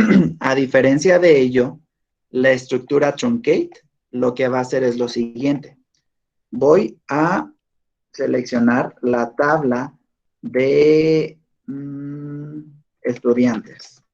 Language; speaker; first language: Spanish; native; Spanish